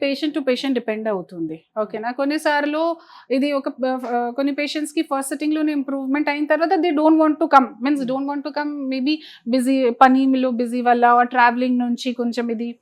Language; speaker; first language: Telugu; non-native, fluent; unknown